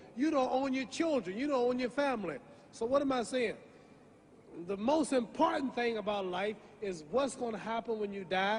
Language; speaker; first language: English; native; English